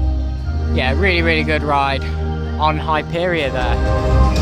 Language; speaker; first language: English; native; English